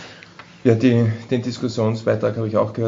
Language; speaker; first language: German; native; German